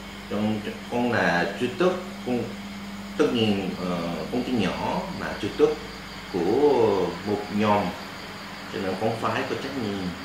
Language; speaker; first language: Vietnamese; non-native, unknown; Korean